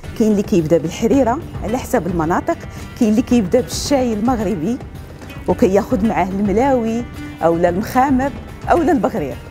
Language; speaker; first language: Arabic; native; Arabic